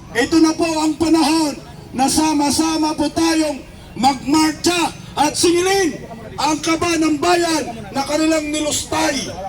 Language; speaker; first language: Filipino; native; Filipino